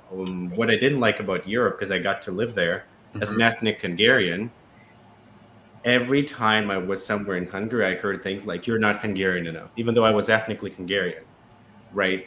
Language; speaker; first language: English; non-native, fluent; Russian